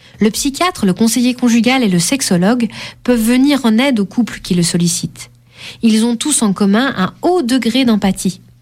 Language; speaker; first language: French; native; French